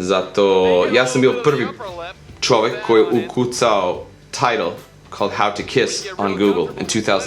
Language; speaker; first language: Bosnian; early bilingual, heritage; English